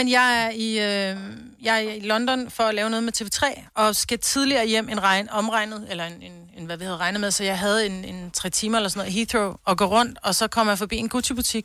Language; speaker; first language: Danish; native; Danish